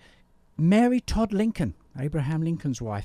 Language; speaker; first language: English; native; English